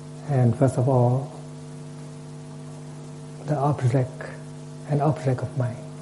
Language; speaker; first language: English; non-native, fluent; Vietnamese